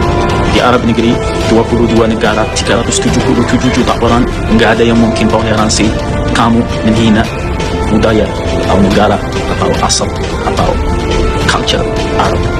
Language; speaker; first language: Indonesian; non-native, fluent; Arabic